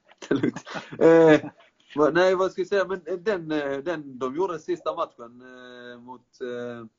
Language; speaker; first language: Swedish; early bilingual, other home language; Persian